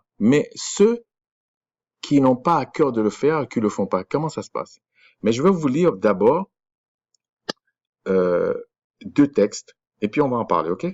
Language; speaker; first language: French; native; French